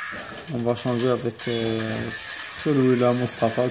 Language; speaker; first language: French; non-native, fluent; Arabic